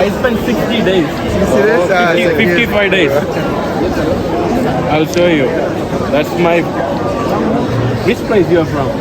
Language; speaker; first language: English; non-native, local second language; Malayalam